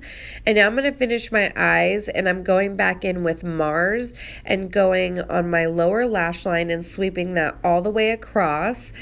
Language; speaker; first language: English; native; English